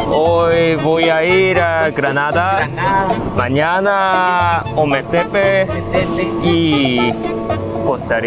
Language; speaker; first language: Spanish; non-native, learner; Korean